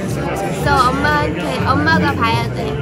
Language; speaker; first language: Korean; early bilingual, heritage; Korean